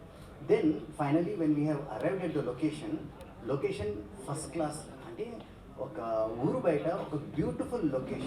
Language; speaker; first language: Telugu; native; Telugu